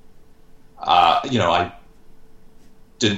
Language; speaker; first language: English; native; English